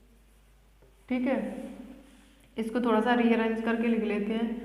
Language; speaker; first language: Hindi; native; Hindi